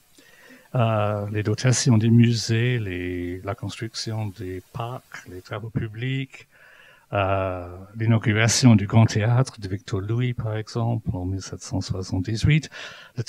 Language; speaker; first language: French; non-native, fluent; English